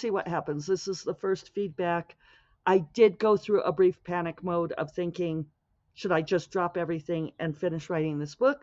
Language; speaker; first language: English; native; English